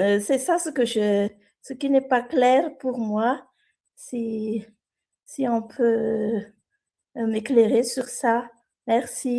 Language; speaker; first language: French; non-native, local second language; Malagasy